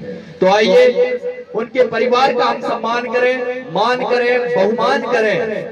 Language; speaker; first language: Hindi; native; Hindi